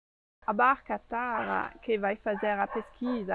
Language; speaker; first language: Portuguese; non-native, fluent; French